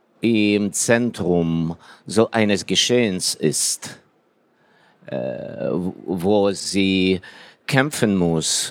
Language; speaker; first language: German; non-native, fluent; Ukrainian